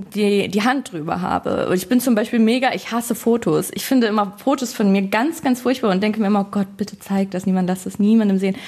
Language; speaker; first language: German; native; German